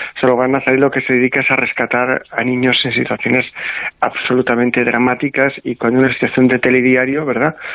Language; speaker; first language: Spanish; native; Spanish